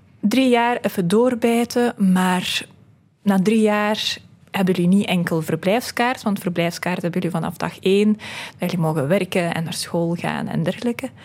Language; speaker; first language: Dutch; early bilingual, other home language; Russian